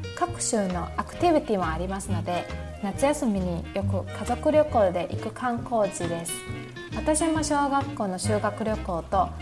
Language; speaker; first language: Japanese; non-native, fluent; Chinese